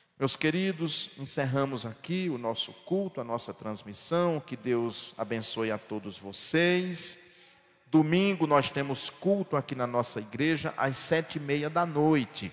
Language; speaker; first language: Portuguese; native; Portuguese